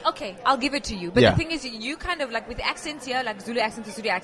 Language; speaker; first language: English; non-native, local second language; Venda